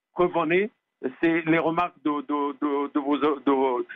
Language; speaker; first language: French; non-native, local second language; Arabic